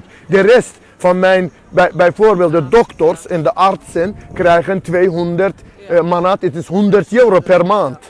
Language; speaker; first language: Dutch; non-native, fluent; Azerbaijani